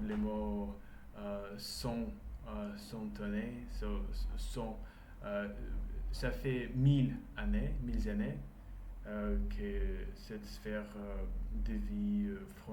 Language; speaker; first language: French; non-native, learner; Russian